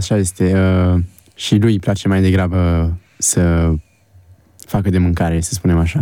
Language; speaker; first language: Romanian; early bilingual, heritage; Romanian